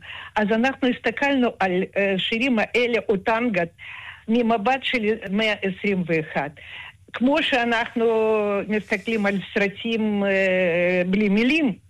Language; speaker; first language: Hebrew; non-native, fluent; Russian